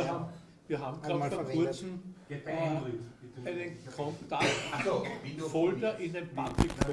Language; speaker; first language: German; native; German